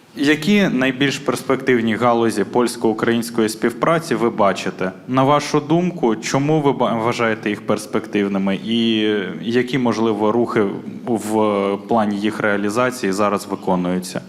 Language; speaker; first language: Ukrainian; native; Ukrainian